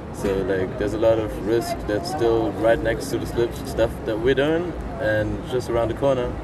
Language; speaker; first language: English; non-native, fluent; German